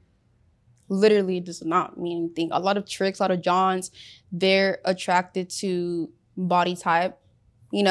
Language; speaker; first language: English; early bilingual, other home language; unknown